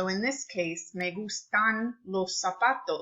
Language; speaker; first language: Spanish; non-native, fluent; English